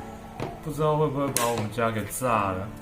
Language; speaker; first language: Chinese; native; Chinese